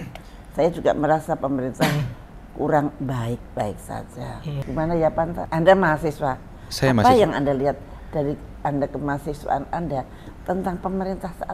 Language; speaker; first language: Indonesian; native; Indonesian